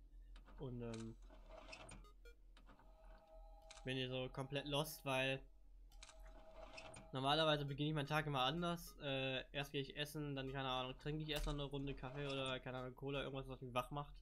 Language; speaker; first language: German; native; German